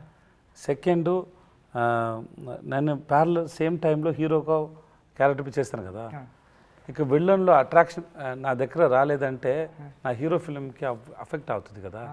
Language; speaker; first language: Telugu; non-native, learner; Tamil